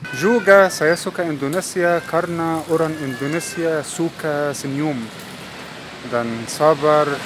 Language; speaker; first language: Indonesian; non-native, fluent; Arabic